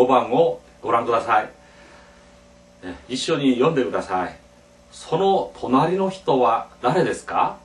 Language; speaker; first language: Japanese; non-native, fluent; Korean